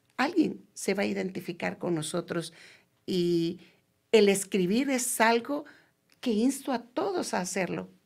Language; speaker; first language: Spanish; native; Spanish